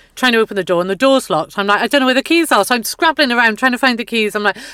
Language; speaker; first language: English; native; English